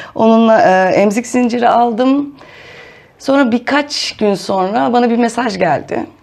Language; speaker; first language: Turkish; native; Turkish